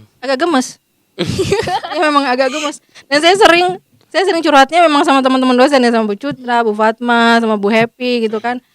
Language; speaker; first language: Indonesian; native; Indonesian